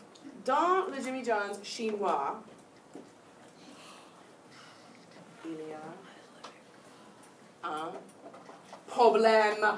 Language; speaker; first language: French; non-native, fluent; English